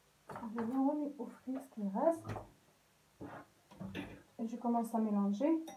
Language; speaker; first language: French; non-native, local second language; Arabic